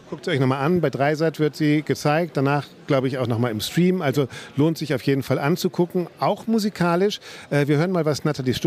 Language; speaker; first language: German; native; German